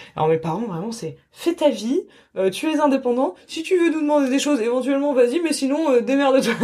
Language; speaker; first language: French; native; French